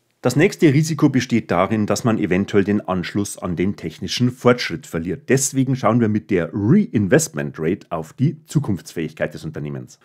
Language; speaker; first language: German; native; German